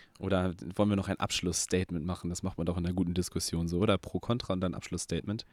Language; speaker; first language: German; native; German